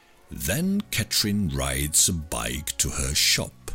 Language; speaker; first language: English; non-native, fluent; Czech